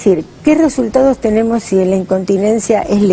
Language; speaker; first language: Spanish; native; Spanish